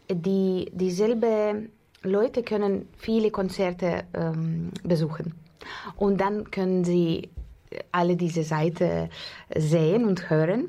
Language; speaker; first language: German; non-native, fluent; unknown